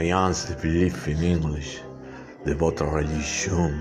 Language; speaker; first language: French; non-native, learner; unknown